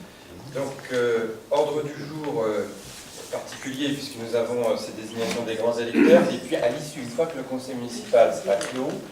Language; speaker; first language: French; native; French